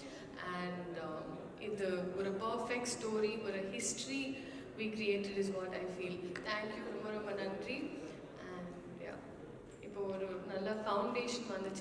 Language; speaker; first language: Tamil; non-native, learner; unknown